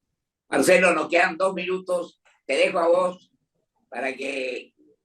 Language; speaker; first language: Spanish; native; Spanish